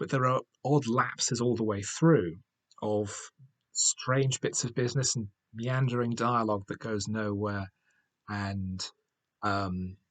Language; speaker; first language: English; native; English